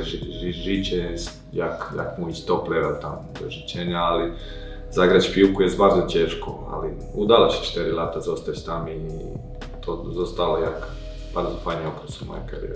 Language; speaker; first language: Polish; non-native, learner; Croatian